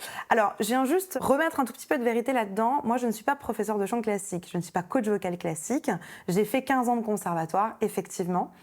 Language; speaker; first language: French; native; French